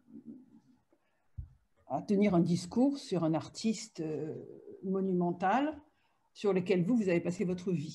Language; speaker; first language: French; native; French